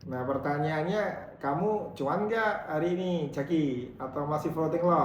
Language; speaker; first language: Indonesian; native; Indonesian